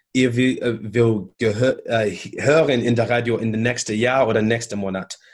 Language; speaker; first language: German; non-native, learner; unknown